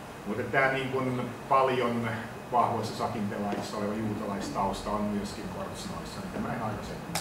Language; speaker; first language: Finnish; native; Finnish